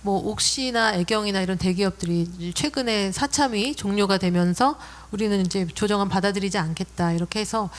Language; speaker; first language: Korean; native; Korean